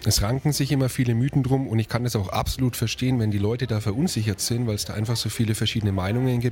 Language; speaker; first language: German; native; German